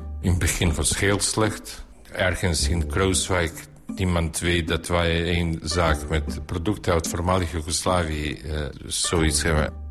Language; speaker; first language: Dutch; non-native, learner; Bosnian